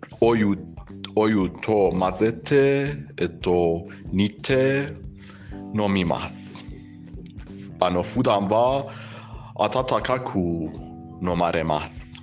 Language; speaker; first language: Japanese; non-native, learner; Persian